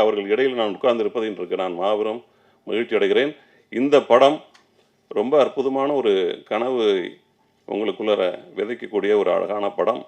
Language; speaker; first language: Tamil; native; Tamil